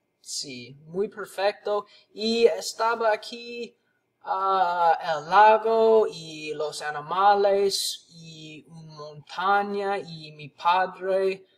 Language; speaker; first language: Spanish; non-native, learner; English